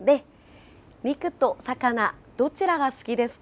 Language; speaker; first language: Japanese; non-native, learner; Korean